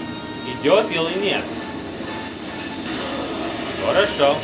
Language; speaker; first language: Russian; non-native, learner; English